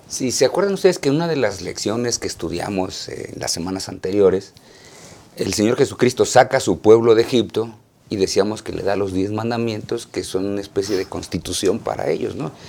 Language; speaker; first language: Spanish; native; Spanish